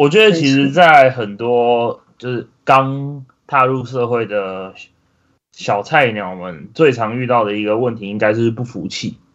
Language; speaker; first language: Chinese; native; Chinese